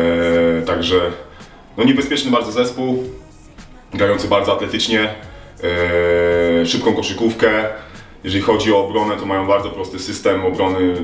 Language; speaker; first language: Polish; native; Polish